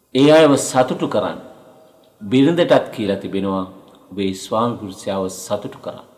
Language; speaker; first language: Sinhala; non-native, local second language; Tamil